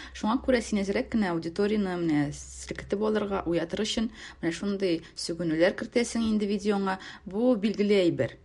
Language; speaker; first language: Tatar; native; Tatar